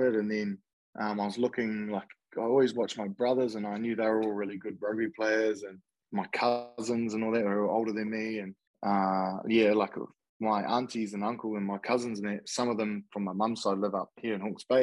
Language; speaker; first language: English; native; English